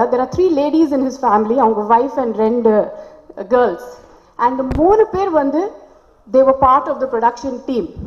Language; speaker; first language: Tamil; non-native, local second language; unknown